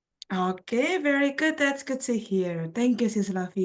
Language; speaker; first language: English; non-native, fluent; Indonesian